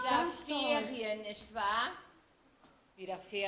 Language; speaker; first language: German; non-native, fluent; Portuguese